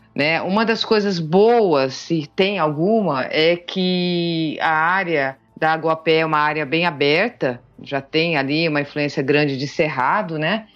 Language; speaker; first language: Portuguese; native; Portuguese